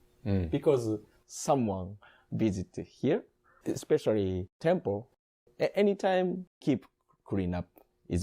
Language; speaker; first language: English; non-native, learner; Japanese